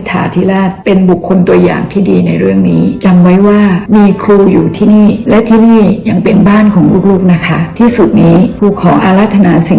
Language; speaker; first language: Thai; native; Thai